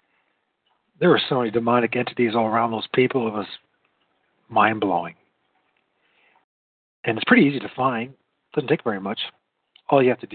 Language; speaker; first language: English; native; English